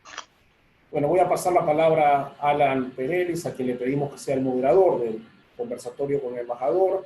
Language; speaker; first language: Spanish; native; Spanish